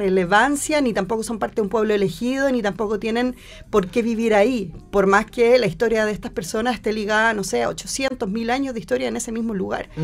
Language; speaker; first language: Spanish; native; Spanish